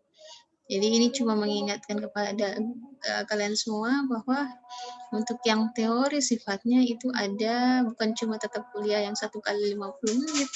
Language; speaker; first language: Indonesian; native; Indonesian